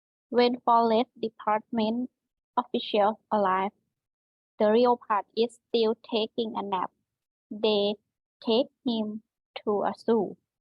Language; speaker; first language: English; non-native, learner; Thai